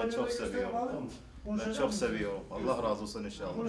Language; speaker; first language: Turkish; non-native, learner; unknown